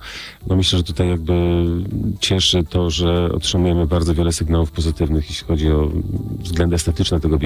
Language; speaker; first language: Polish; native; Polish